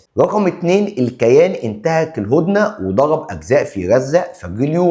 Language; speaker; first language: Arabic; native; Arabic